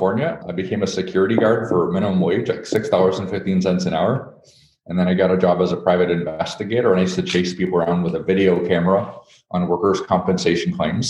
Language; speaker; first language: English; native; English